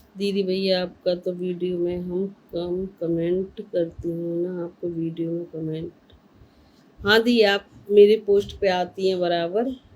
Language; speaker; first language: Hindi; non-native, local second language; Bangla